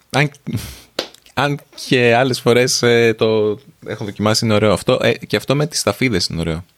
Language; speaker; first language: Greek; native; Greek